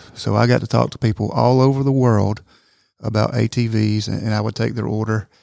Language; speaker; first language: English; native; English